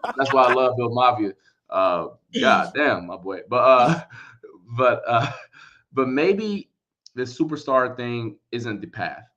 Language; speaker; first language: English; native; English